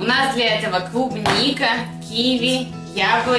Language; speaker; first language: Russian; native; Russian